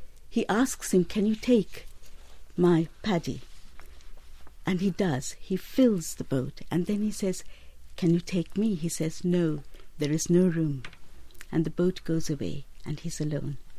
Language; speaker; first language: English; non-native, local second language; Bangla